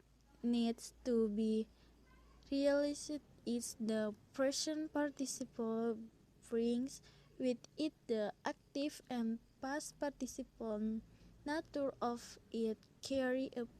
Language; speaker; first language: English; non-native, learner; Indonesian